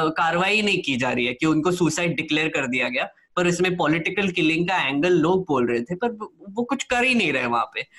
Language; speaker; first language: Hindi; non-native, local second language; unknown